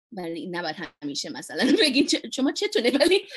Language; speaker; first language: Persian; early bilingual, heritage; Persian